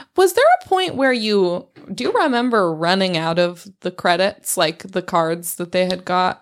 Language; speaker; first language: English; native; English